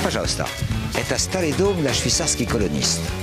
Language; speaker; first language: Russian; non-native, learner; French